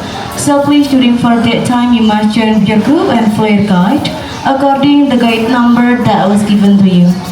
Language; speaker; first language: English; non-native, learner; Indonesian